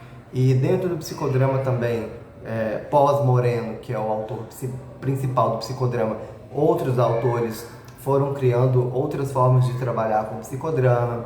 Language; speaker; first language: Portuguese; native; Portuguese